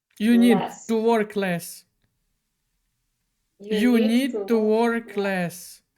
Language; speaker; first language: English; non-native, fluent; Ukrainian